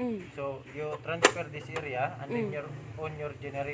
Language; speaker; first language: English; non-native, local second language; Cebuano